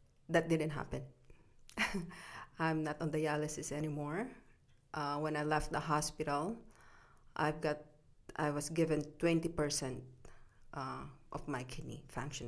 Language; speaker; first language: English; non-native, local second language; Filipino